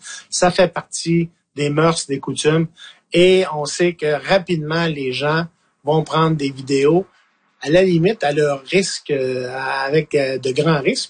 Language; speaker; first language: French; native; French